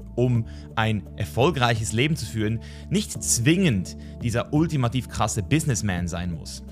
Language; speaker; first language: German; native; German